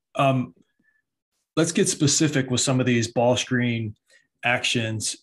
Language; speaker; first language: English; native; English